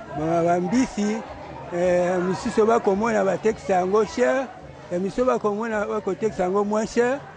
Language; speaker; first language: Lingala; native; Lingala